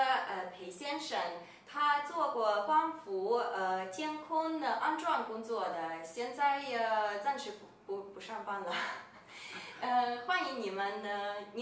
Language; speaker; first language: Chinese; non-native, fluent; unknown